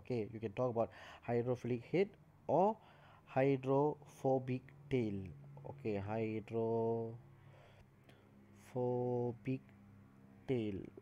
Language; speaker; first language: English; non-native, local second language; Tamil